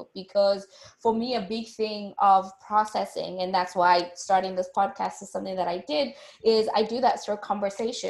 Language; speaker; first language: English; non-native, local second language; Tswana